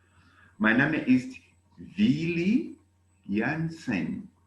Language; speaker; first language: German; non-native, learner; Bemba